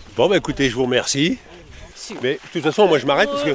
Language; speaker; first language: French; native; French